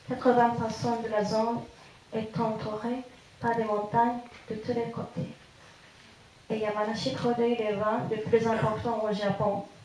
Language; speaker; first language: French; non-native, fluent; Japanese